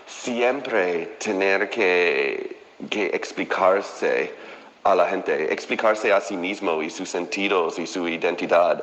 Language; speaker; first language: Spanish; non-native, fluent; English